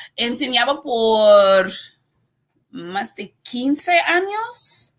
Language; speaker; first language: Spanish; non-native, learner; English